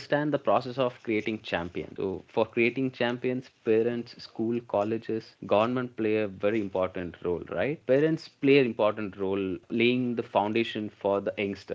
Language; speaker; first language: English; non-native, local second language; Kannada